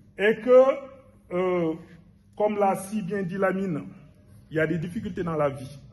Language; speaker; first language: French; non-native, local second language; Wolof